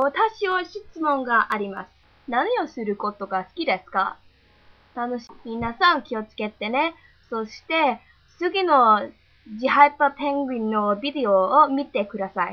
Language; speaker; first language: Japanese; non-native, learner; English